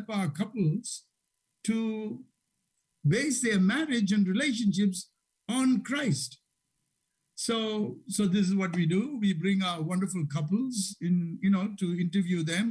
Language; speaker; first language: English; non-native, local second language; Tamil